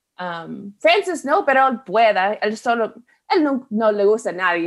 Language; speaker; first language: Spanish; non-native, learner; English